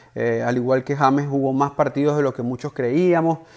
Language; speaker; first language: Spanish; native; Spanish